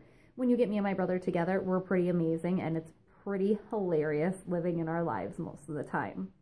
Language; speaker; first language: English; native; English